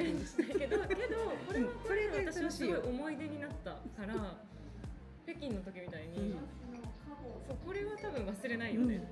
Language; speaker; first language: Japanese; native; Japanese